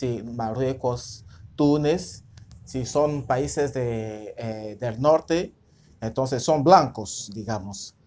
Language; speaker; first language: Spanish; non-native, fluent; French